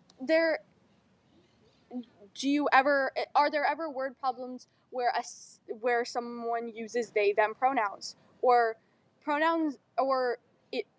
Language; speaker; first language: English; native; English